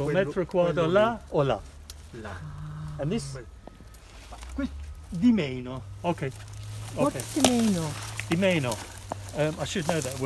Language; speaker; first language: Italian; non-native, learner; English